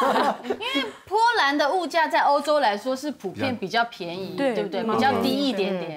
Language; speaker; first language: Chinese; native; Chinese